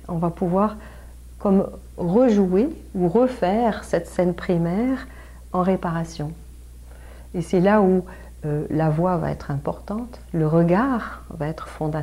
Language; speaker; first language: French; native; French